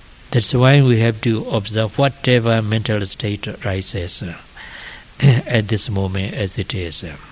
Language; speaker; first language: English; non-native, fluent; Burmese